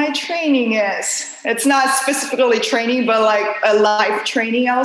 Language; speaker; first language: English; non-native, fluent; Korean